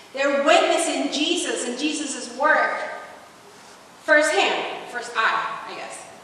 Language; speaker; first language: Spanish; early bilingual, heritage; Spanish